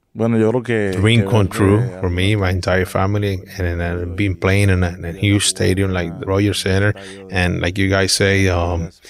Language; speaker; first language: English; non-native, fluent; Spanish